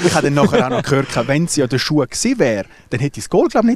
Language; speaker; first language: German; native; German